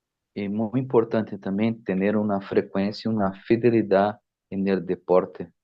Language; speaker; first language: Spanish; non-native, fluent; Portuguese